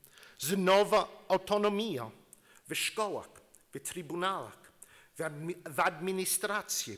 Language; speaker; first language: Polish; non-native, learner; English